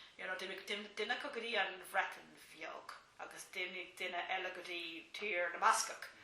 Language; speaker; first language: Irish; non-native, local second language; English